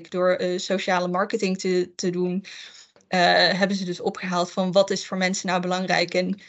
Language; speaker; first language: Dutch; native; Dutch